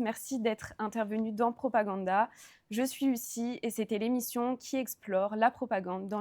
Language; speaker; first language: French; native; French